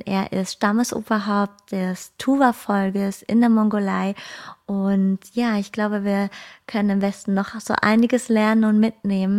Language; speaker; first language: German; native; German